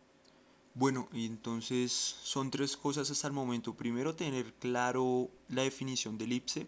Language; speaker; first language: Spanish; native; Spanish